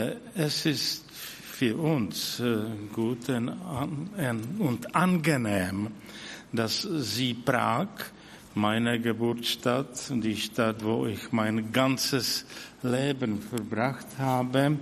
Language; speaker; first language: German; non-native, fluent; Czech